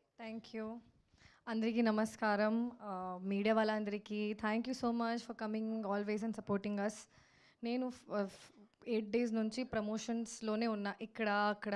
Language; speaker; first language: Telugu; non-native, local second language; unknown